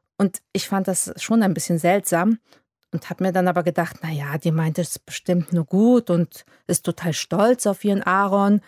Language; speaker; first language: German; early bilingual, other home language; Polish